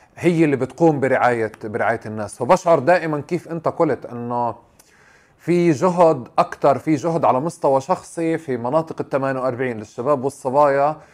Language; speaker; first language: Arabic; native; Arabic